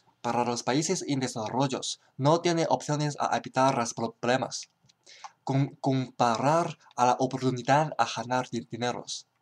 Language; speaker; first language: Spanish; non-native, learner; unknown